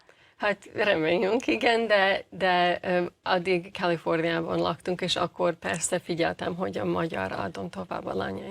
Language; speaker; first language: Hungarian; non-native, fluent; English